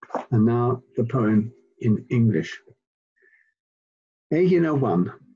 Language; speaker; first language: English; native; English